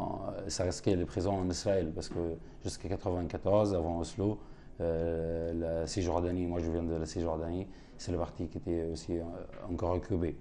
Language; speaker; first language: French; non-native, fluent; Arabic